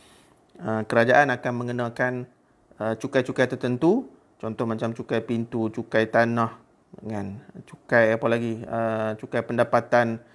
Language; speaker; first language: Malay; native; Malay